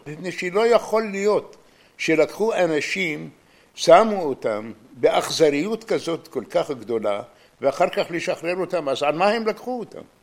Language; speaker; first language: Hebrew; non-native, fluent; Arabic